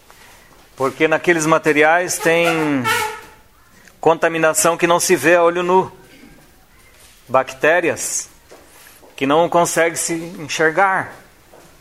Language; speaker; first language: Portuguese; native; Portuguese